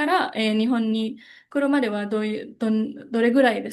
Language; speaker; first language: Japanese; non-native, fluent; Indonesian